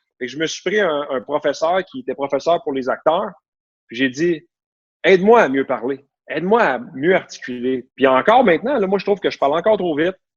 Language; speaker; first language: French; native; French